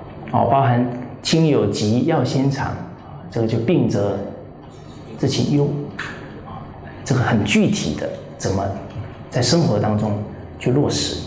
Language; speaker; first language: Chinese; native; Chinese